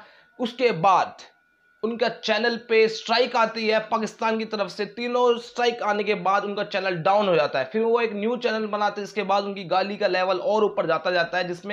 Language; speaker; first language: Hindi; native; Hindi